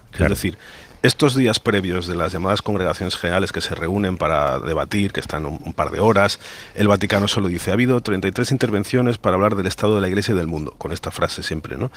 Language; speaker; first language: Spanish; native; Spanish